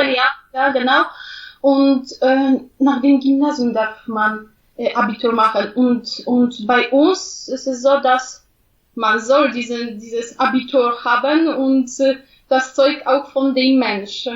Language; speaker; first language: German; non-native, fluent; Polish